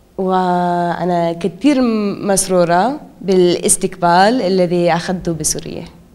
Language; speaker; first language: Arabic; non-native, fluent; English